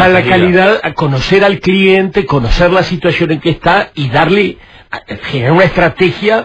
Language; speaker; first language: Spanish; native; Spanish